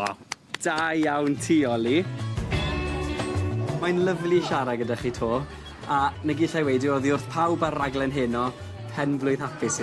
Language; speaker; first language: Welsh; native; Welsh